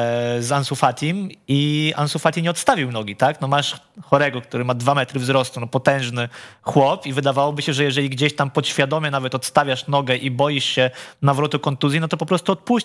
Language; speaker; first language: Polish; native; Polish